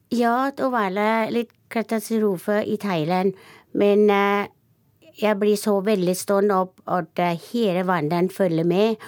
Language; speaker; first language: Norwegian; non-native, learner; Thai